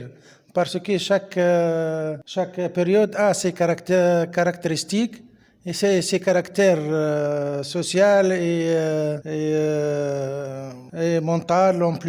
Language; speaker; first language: French; non-native, local second language; Arabic